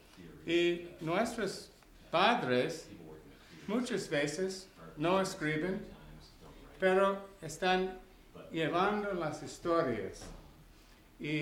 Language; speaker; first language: Spanish; non-native, learner; English